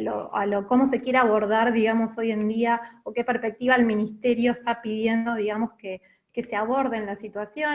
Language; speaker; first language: Spanish; native; Spanish